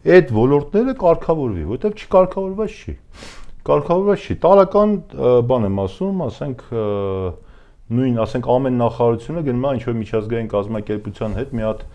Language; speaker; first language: Armenian; native; Armenian